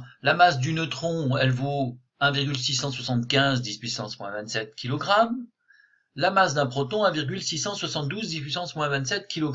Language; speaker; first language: French; native; French